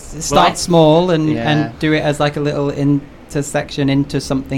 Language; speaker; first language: English; native; English